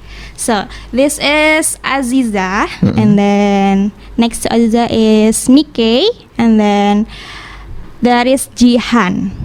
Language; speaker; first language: English; non-native, learner; Indonesian